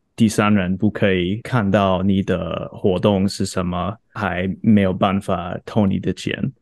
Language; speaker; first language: Chinese; non-native, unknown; English